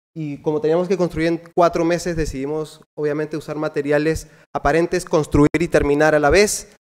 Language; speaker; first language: Spanish; native; Spanish